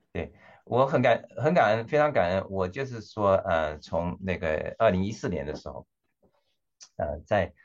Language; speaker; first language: Chinese; non-native, local second language; Cantonese